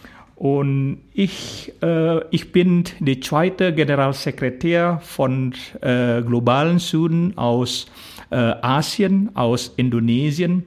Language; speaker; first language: German; non-native, fluent; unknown